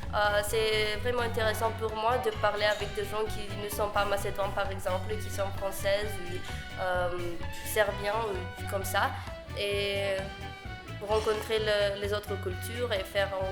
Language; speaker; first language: French; non-native, learner; Macedonian